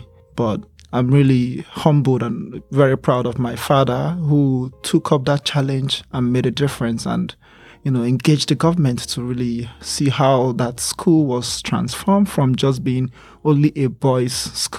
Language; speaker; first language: English; non-native, local second language; Igbo